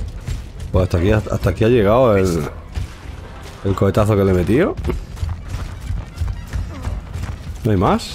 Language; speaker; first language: Spanish; native; Spanish